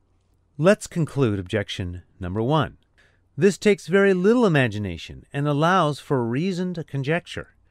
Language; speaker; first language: English; native; English